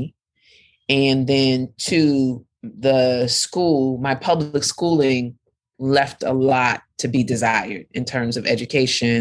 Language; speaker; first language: English; native; English